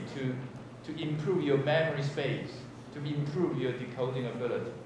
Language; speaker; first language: English; non-native, fluent; Chinese